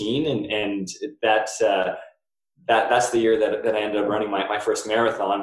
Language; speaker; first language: English; native; English